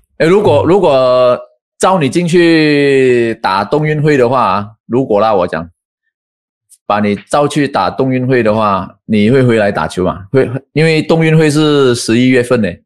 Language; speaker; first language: Chinese; native; Chinese